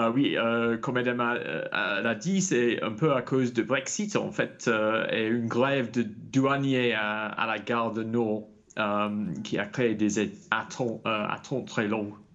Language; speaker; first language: French; non-native, fluent; English